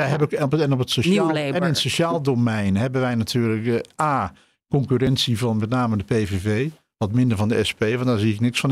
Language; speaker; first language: Dutch; native; Dutch